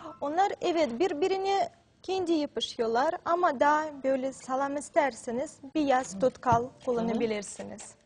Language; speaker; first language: Turkish; non-native, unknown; Russian